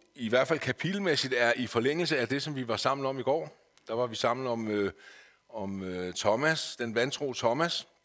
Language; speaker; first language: Danish; native; Danish